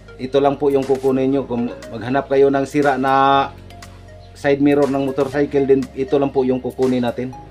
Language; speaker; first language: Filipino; non-native, local second language; Cebuano